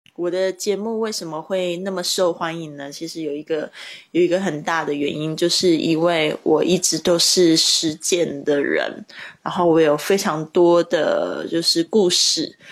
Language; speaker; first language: Chinese; native; Chinese